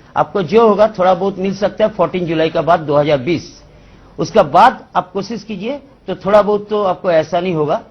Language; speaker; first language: Hindi; non-native, local second language; Bangla